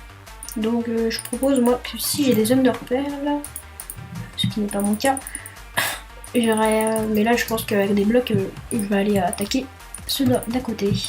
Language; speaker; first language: French; native; French